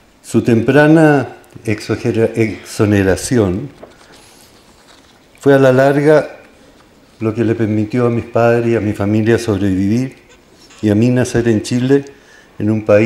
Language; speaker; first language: Spanish; native; Spanish